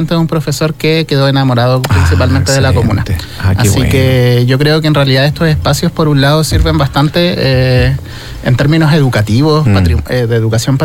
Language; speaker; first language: Spanish; native; Spanish